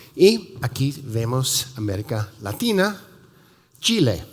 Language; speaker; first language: Spanish; non-native, fluent; English